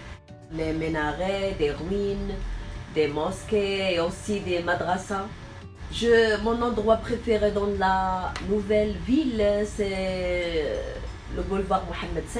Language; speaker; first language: French; non-native, local second language; Arabic